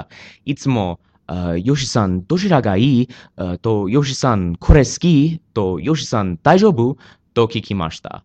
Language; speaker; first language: Japanese; non-native, learner; English